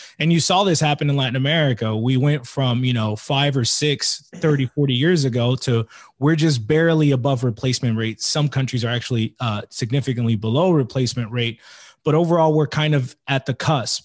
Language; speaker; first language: English; native; English